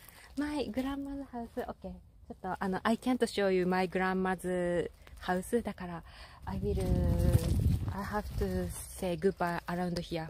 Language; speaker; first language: English; non-native, learner; Japanese